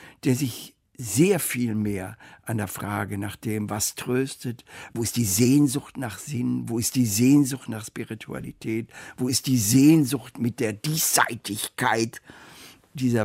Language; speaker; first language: German; native; German